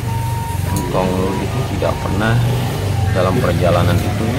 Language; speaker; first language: Indonesian; native; Indonesian